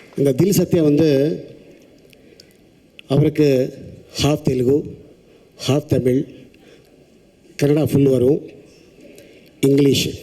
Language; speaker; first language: Tamil; non-native, local second language; Telugu